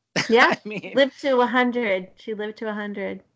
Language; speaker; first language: English; native; English